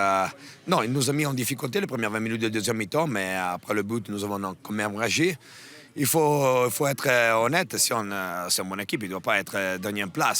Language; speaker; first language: French; non-native, local second language; Italian